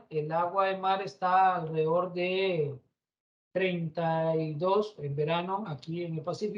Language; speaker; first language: Spanish; native; Spanish